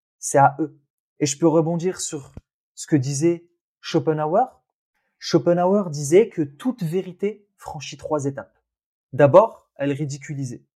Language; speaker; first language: French; early bilingual, other home language; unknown